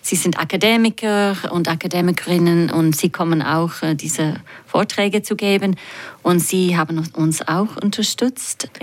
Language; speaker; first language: German; non-native, fluent; English